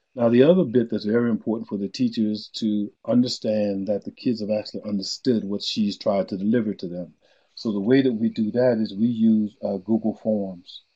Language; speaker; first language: English; native; English